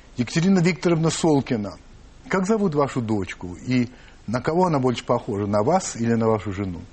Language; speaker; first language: Russian; early bilingual, heritage; English